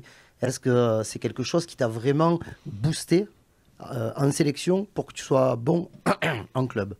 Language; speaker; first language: French; native; French